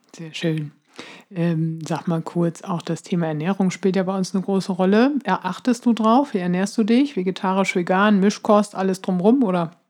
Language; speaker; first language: German; native; German